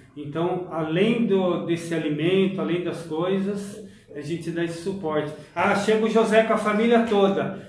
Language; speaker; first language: Portuguese; native; Portuguese